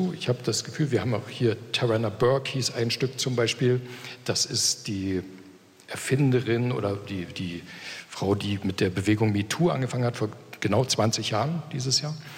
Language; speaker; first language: German; native; German